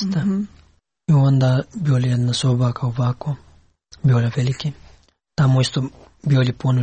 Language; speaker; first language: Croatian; non-native, learner; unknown